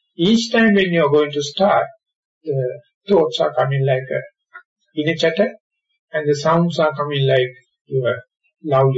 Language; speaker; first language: English; non-native, local second language; Sinhala